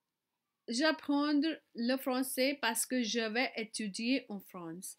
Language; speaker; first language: French; non-native, fluent; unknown